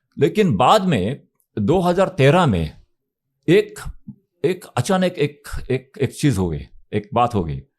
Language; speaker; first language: Hindi; non-native, local second language; Marathi